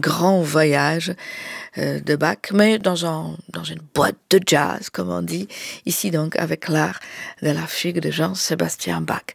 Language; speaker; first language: French; native; French